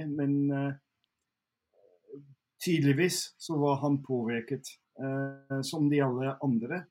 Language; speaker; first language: Norwegian; non-native, fluent; English